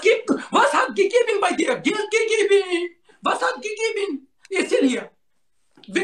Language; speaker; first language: German; non-native, learner; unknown